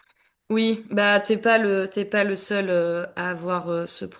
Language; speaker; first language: French; native; French